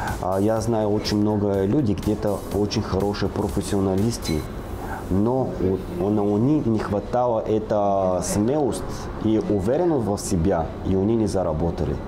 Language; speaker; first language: Russian; non-native, learner; Bulgarian